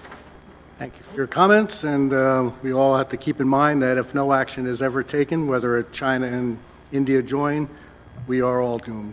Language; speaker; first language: English; native; English